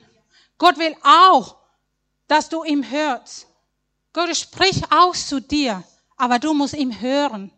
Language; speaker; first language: German; non-native, learner; Spanish